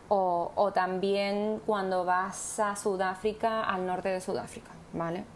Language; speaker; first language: Spanish; native; Spanish